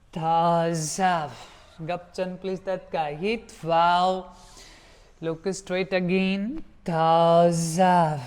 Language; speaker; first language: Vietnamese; non-native, learner; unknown